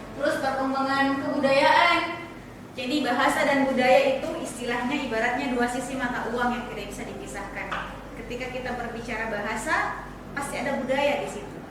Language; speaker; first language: Indonesian; native; Indonesian